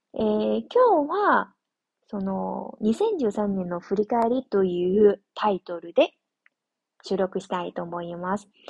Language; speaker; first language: Japanese; non-native, fluent; Chinese